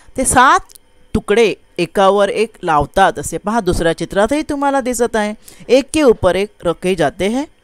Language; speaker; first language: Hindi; non-native, local second language; Marathi